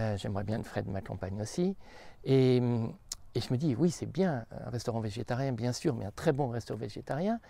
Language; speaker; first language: French; native; French